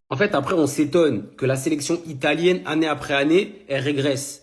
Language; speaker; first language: French; native; French